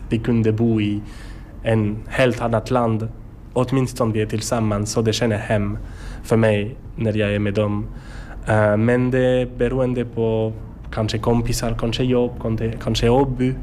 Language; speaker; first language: Swedish; non-native, learner; French